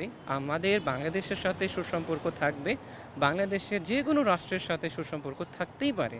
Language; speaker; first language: Bangla; non-native, fluent; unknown